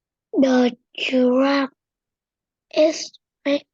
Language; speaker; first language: English; non-native, learner; Vietnamese